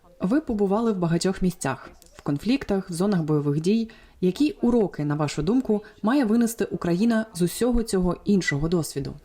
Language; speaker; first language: Ukrainian; native; Ukrainian